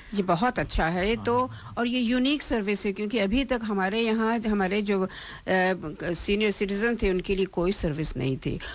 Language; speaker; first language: Hindi; native; Hindi